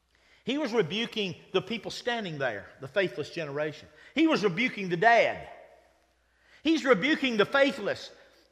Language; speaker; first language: English; native; English